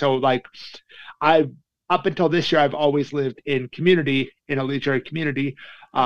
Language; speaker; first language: English; native; English